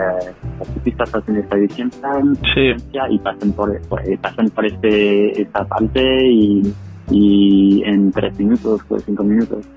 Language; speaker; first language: Spanish; non-native, fluent; French